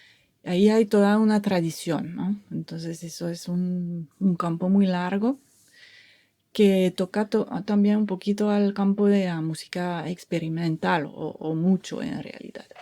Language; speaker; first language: Spanish; non-native, fluent; French